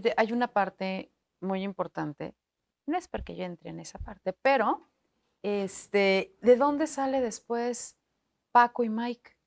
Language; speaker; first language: Spanish; native; Spanish